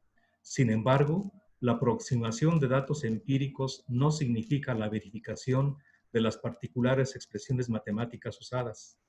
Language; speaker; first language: Spanish; native; Spanish